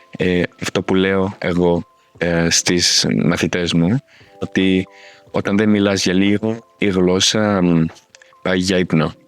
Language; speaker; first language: Greek; non-native, fluent; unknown